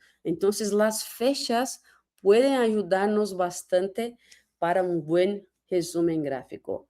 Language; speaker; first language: Spanish; non-native, fluent; Portuguese